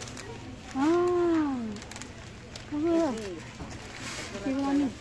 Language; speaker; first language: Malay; non-native, learner; Filipino